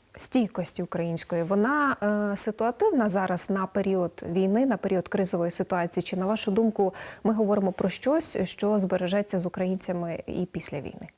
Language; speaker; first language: Ukrainian; native; Ukrainian